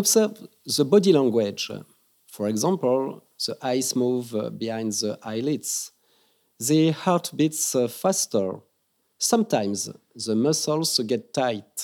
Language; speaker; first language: English; non-native, fluent; French